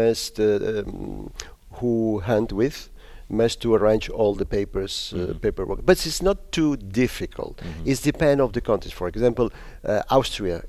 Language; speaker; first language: English; non-native, learner; Spanish